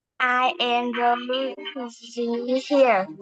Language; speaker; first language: English; non-native, learner; Vietnamese